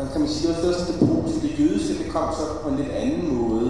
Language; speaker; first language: Danish; early bilingual, other home language; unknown